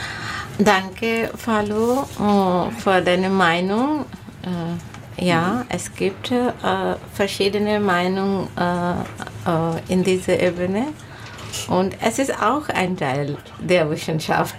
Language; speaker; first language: German; non-native, learner; Bangla